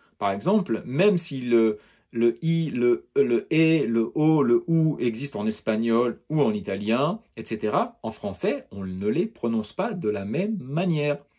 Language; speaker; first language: French; native; French